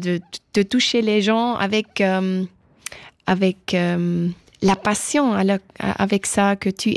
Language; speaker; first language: French; non-native, local second language; German